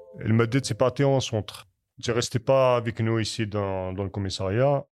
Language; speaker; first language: French; non-native, learner; Kabyle